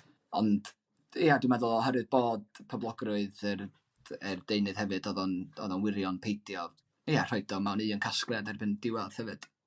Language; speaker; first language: Welsh; native; Welsh